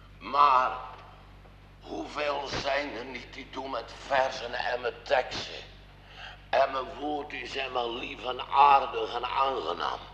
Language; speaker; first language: Dutch; native; Dutch